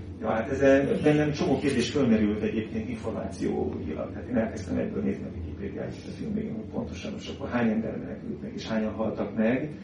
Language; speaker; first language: Hungarian; native; Hungarian